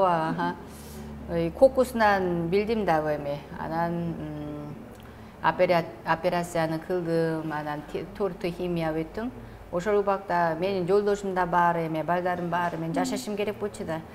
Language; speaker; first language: Kyrgyz; non-native, learner; Korean